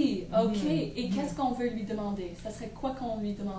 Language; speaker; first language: French; native; French